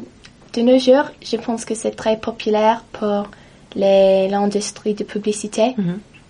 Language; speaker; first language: French; non-native, learner; English